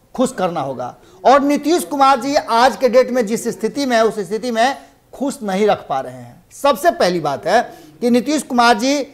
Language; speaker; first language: Hindi; native; Hindi